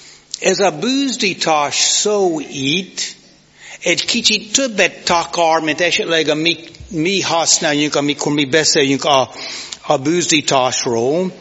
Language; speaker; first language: Hungarian; non-native, fluent; English